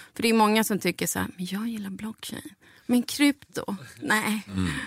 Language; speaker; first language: Swedish; non-native, fluent; Spanish